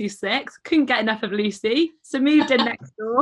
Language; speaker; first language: English; native; English